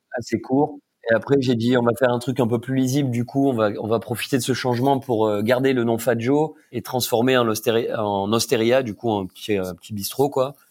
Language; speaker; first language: French; native; French